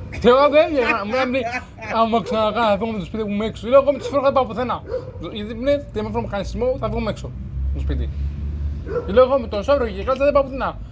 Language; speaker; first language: Greek; native; Greek